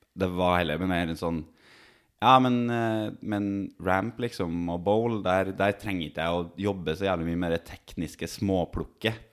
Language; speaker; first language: Norwegian; native; Norwegian